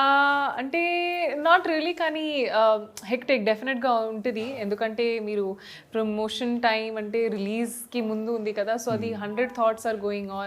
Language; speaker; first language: Telugu; non-native, fluent; Hindi